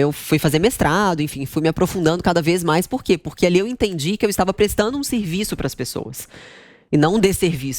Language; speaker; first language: Portuguese; native; Portuguese